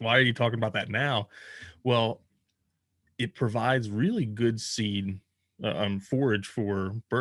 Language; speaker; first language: English; native; English